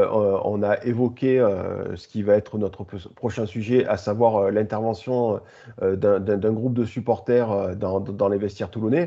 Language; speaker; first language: French; native; French